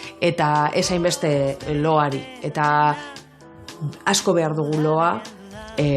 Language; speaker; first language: Basque; native; Basque